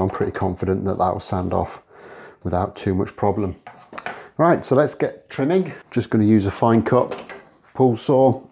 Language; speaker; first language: English; native; English